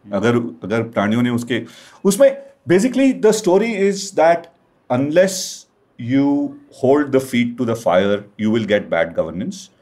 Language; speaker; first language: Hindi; non-native, local second language; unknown